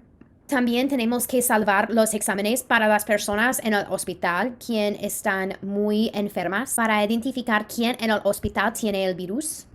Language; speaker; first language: Spanish; non-native, fluent; English